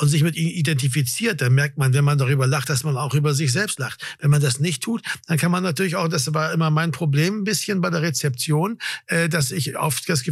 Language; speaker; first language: German; native; German